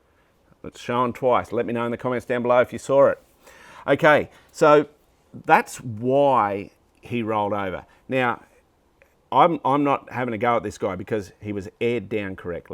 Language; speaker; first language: English; native; English